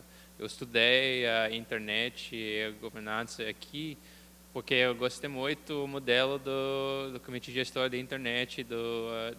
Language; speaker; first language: Portuguese; non-native, fluent; English